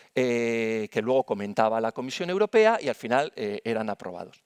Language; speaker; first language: Spanish; native; Spanish